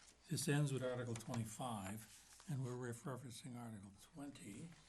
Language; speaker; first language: English; native; English